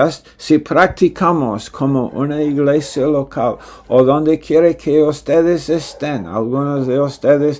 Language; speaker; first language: Spanish; non-native, fluent; English